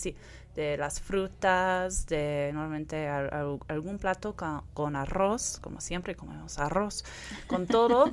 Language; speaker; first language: Spanish; non-native, fluent; English